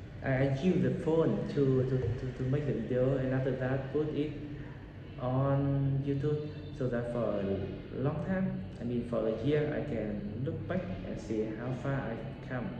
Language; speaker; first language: English; non-native, learner; Vietnamese